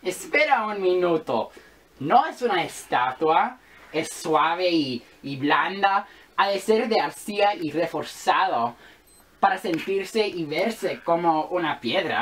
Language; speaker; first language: Spanish; non-native, learner; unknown